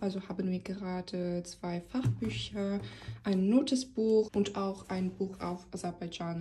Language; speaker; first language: German; non-native, fluent; Turkish